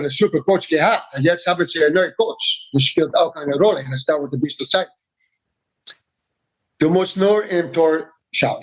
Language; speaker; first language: German; non-native, learner; English